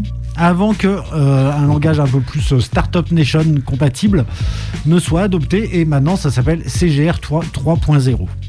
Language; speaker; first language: French; native; French